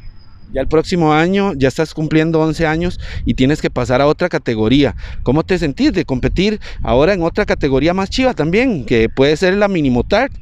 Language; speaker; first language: Spanish; native; Spanish